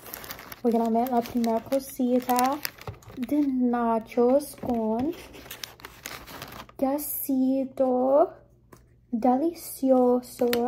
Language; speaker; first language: Spanish; early bilingual, heritage; Spanish